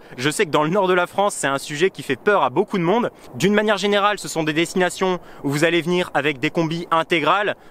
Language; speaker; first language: French; native; French